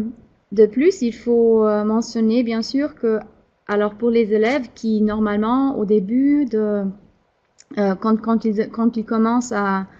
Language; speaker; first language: French; non-native, fluent; German